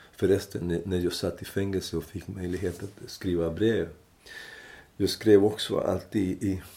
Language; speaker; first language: Swedish; non-native, fluent; Spanish